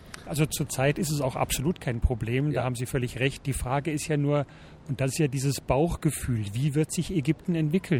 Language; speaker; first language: German; native; German